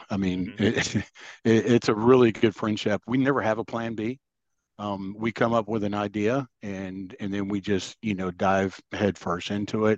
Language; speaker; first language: English; native; English